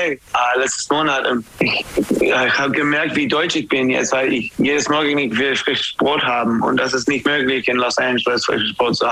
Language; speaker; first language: German; non-native, fluent; English